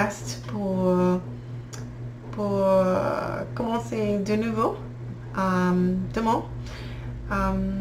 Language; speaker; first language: French; non-native, learner; English